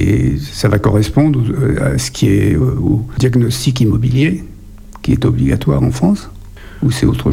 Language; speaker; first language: French; native; French